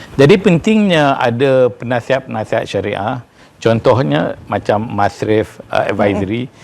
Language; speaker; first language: Malay; native; Malay